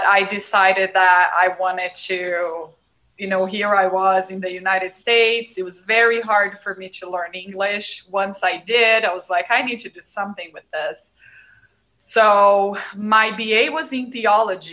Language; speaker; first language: English; non-native, fluent; Portuguese